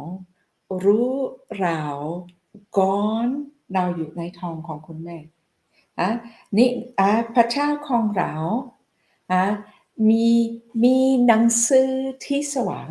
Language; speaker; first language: Thai; non-native, fluent; English